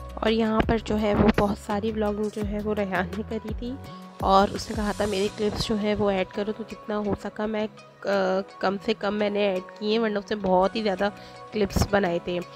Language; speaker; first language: Urdu; native; Urdu